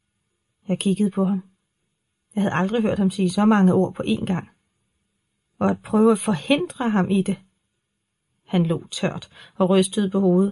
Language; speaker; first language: Danish; native; Danish